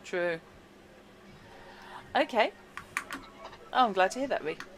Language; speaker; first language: English; native; English